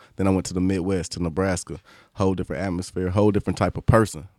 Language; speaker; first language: English; native; English